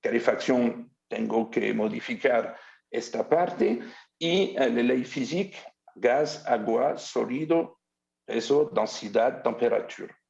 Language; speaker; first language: Spanish; non-native, learner; French